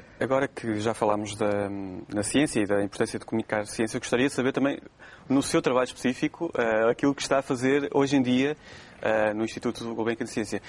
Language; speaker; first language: Portuguese; native; Portuguese